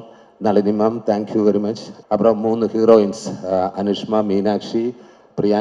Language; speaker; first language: Tamil; non-native, learner; Malayalam